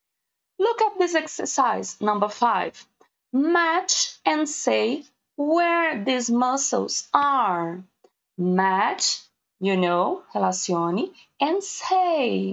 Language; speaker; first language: English; non-native, learner; Portuguese